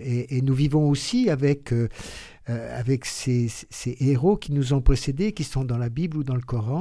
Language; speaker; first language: French; native; French